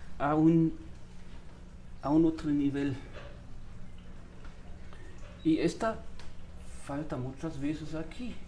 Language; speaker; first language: Spanish; non-native, fluent; German